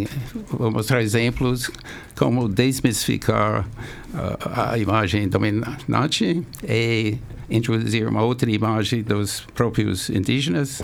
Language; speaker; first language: Portuguese; non-native, fluent; English